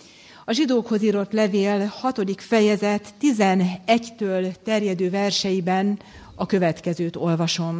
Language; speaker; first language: Hungarian; native; Hungarian